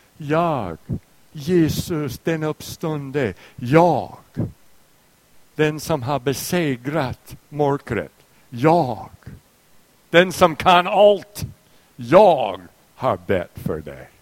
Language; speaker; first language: Swedish; non-native, fluent; English